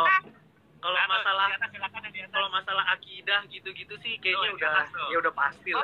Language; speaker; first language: Indonesian; native; Indonesian